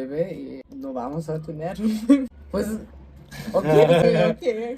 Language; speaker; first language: Spanish; non-native, learner; German